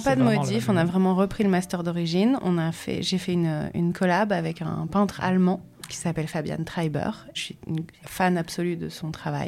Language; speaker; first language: French; native; French